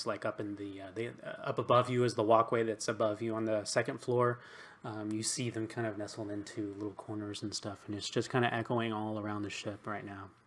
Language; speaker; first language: English; native; English